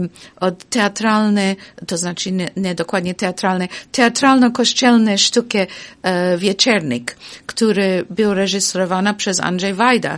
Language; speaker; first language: Polish; non-native, fluent; English